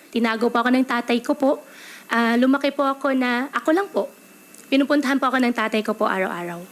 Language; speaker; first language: Filipino; native; Filipino